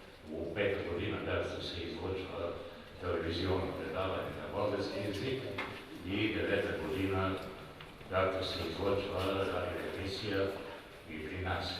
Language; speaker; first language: Bulgarian; non-native, local second language; Serbian